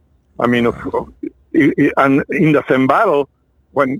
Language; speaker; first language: English; non-native, fluent; French